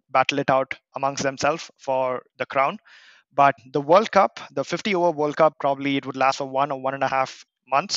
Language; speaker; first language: English; non-native, local second language; Kannada